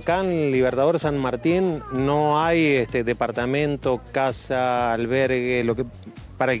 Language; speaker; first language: Spanish; native; Spanish